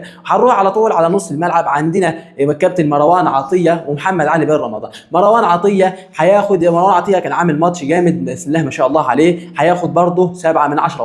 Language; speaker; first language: Arabic; native; Arabic